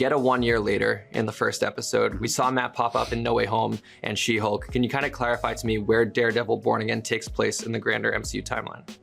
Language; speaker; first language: English; native; English